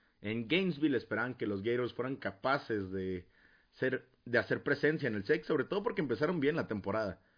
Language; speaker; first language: Spanish; native; Spanish